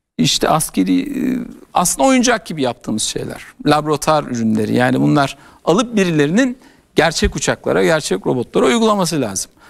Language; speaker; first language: Turkish; native; Turkish